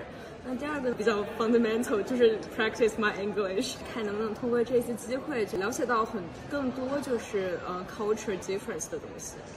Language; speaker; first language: Chinese; native; Chinese